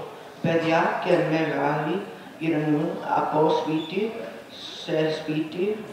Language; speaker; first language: Greek; early bilingual, heritage; Greek